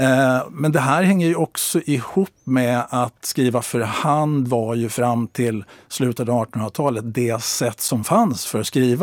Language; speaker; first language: Swedish; native; Swedish